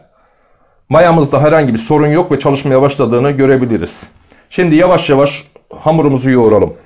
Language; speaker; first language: Turkish; native; Turkish